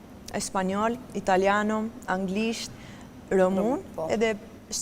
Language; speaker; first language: Albanian; non-native, learner; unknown